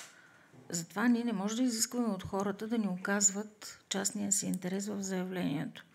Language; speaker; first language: Bulgarian; native; Bulgarian